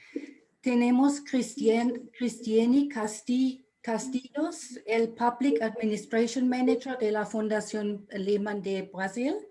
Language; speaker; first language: Spanish; non-native, fluent; German